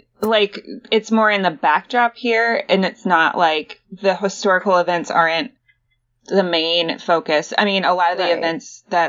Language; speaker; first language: English; native; English